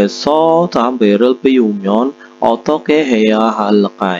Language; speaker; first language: Korean; non-native, fluent; Indonesian